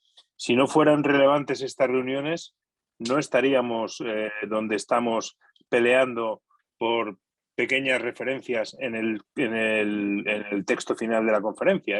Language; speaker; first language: Spanish; native; Spanish